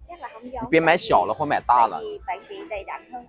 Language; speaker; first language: Chinese; native; Chinese